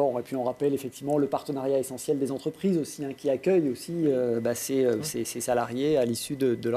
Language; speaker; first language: French; native; French